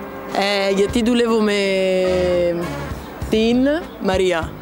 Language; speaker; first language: Greek; non-native, learner; Italian